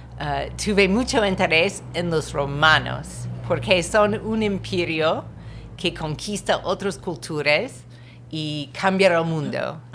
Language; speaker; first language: Spanish; non-native, fluent; English